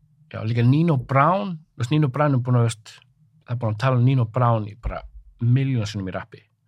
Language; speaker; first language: Icelandic; native; Icelandic